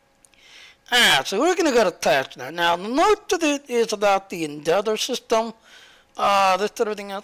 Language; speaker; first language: English; native; English